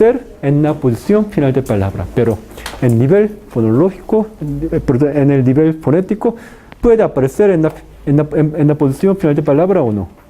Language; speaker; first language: Spanish; non-native, fluent; Korean